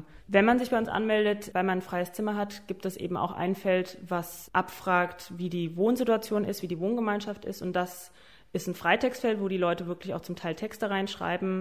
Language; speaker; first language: German; native; German